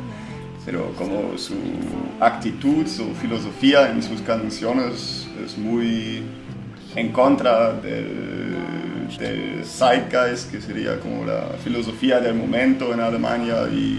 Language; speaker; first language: Spanish; non-native, fluent; German